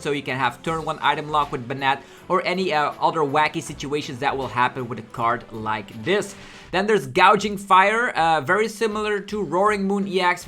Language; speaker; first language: English; non-native, fluent; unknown